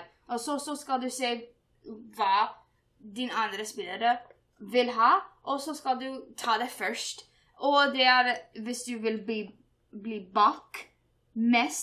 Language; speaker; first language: Norwegian; non-native, learner; English